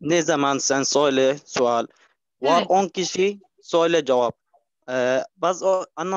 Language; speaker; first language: Turkish; non-native, learner; Arabic